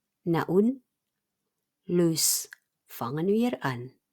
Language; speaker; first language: German; non-native, fluent; Indonesian